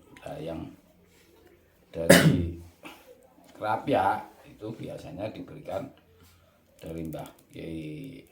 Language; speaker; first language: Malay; non-native, local second language; Javanese